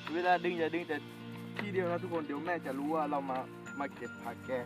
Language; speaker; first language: Thai; non-native, local second language; Akha